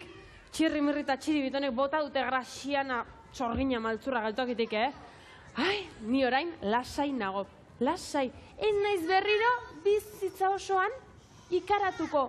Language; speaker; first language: Basque; native; Basque